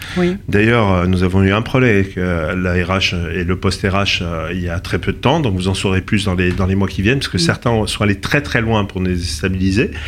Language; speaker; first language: French; native; French